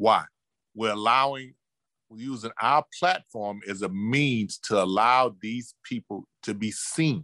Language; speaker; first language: English; native; English